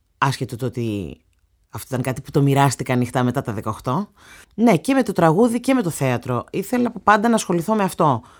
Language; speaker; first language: Greek; native; Greek